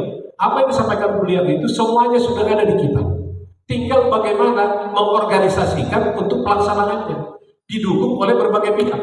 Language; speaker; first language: Indonesian; native; Indonesian